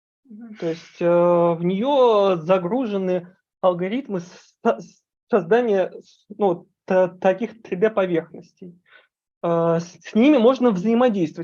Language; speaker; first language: Russian; native; Russian